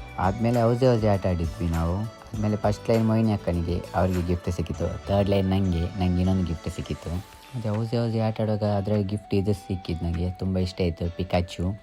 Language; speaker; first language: Kannada; non-native, local second language; Tulu